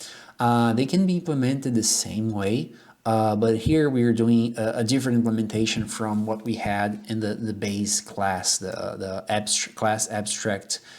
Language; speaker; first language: English; non-native, fluent; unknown